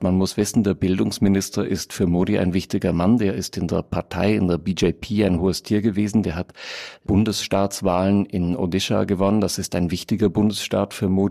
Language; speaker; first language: German; native; German